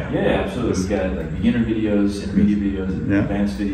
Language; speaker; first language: English; native; English